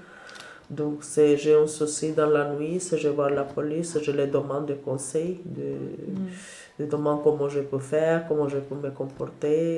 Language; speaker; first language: French; non-native, learner; Albanian